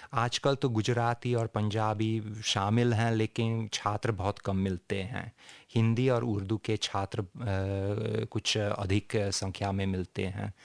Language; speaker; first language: Hindi; non-native, fluent; Hungarian